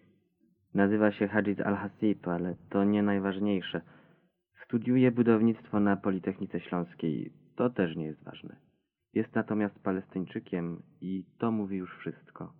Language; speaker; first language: Polish; native; Polish